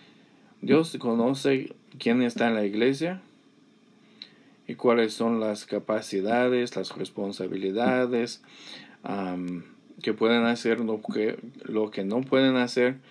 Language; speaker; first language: Spanish; non-native, fluent; English